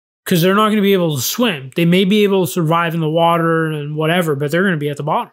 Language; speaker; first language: English; native; English